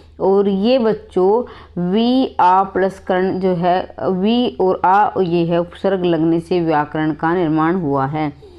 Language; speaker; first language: Hindi; native; Hindi